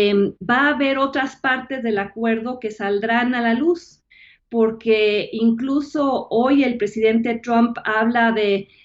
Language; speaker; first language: Spanish; native; Spanish